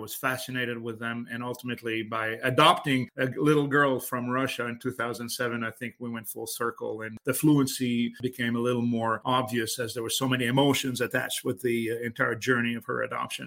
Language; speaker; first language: English; non-native, fluent; French